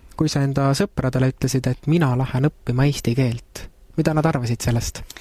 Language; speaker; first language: Estonian; native; Estonian